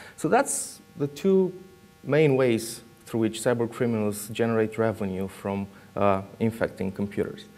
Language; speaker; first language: English; non-native, fluent; Romanian